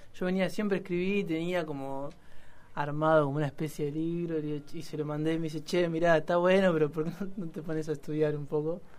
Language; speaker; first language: Spanish; native; Spanish